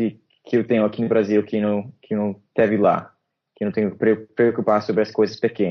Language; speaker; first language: Portuguese; non-native, fluent; English